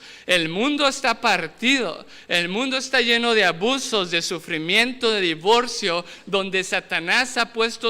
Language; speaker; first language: Spanish; native; Spanish